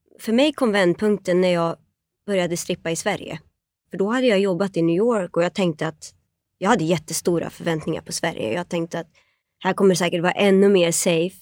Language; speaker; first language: Swedish; early bilingual, other home language; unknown